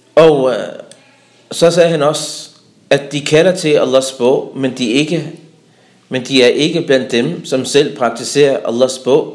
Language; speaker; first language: Danish; early bilingual, other home language; Arabic